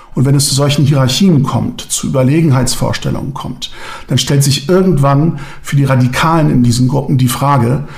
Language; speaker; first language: German; non-native, local second language; Turkish